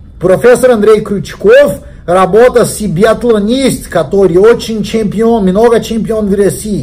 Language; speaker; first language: Russian; non-native, learner; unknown